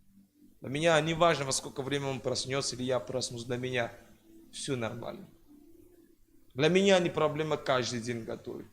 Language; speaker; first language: Russian; non-native, fluent; French